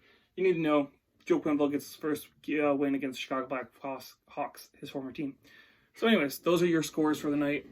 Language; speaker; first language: English; native; English